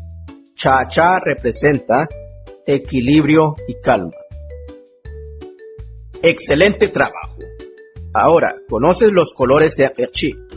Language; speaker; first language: Spanish; non-native, local second language; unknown